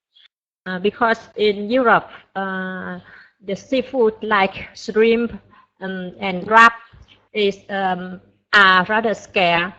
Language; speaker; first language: English; non-native, learner; Vietnamese